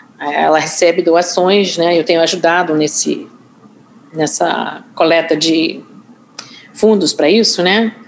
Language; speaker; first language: Portuguese; non-native, fluent; English